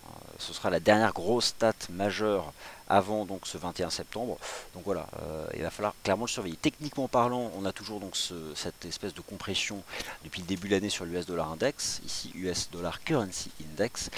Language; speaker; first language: French; native; French